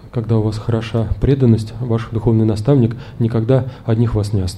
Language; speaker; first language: Russian; native; Russian